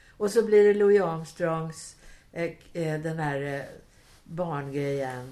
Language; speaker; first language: Swedish; native; Swedish